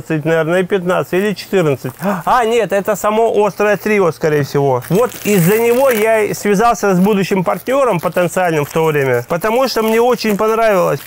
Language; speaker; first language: Russian; native; Russian